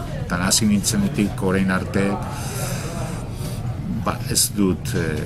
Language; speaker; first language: Basque; non-native, local second language; Spanish